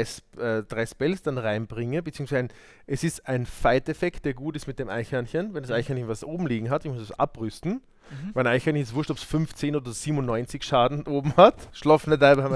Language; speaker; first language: German; native; German